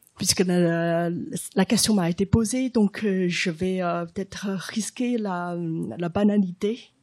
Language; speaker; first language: French; non-native, fluent; Chinese